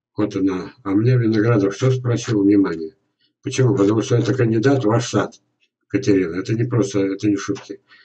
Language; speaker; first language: Russian; native; Russian